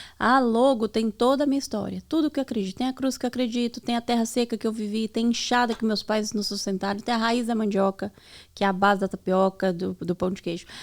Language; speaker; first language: Portuguese; native; Portuguese